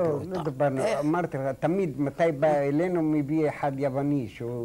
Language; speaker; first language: Hebrew; non-native, fluent; Arabic